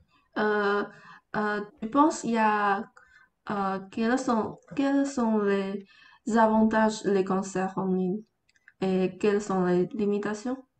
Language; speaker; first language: French; non-native, learner; Chinese